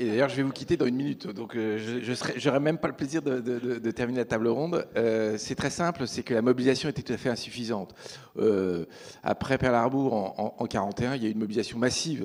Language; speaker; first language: French; native; French